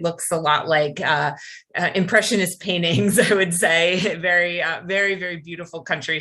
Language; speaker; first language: English; native; English